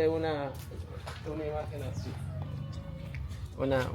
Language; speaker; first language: Spanish; native; Spanish